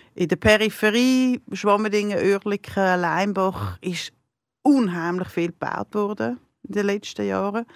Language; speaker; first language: German; native; German